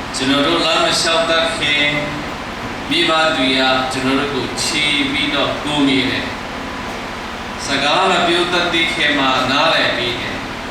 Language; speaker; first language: Burmese; non-native, local second language; Tedim Chin